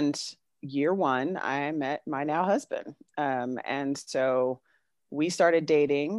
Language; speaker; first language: English; native; English